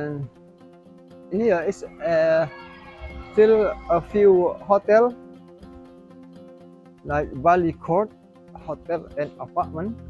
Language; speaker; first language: English; non-native, learner; Indonesian